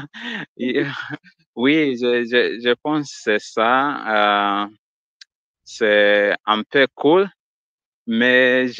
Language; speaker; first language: French; non-native, learner; Swahili